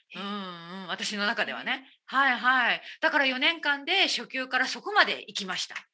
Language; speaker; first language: Japanese; native; Japanese